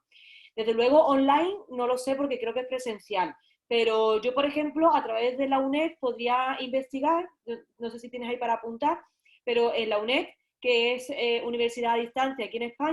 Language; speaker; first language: Spanish; native; Spanish